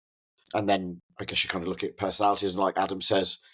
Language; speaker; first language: English; native; English